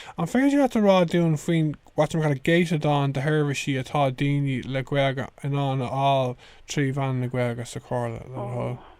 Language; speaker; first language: Irish; non-native, local second language; English